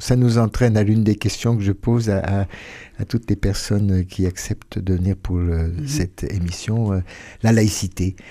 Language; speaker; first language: French; native; French